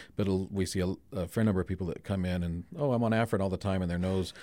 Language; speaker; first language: English; native; English